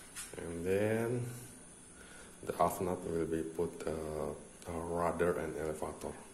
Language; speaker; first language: English; non-native, learner; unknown